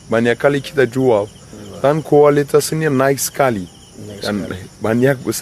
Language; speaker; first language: Indonesian; non-native, learner; Turkish